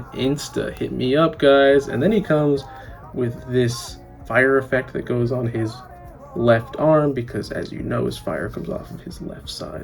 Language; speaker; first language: English; native; English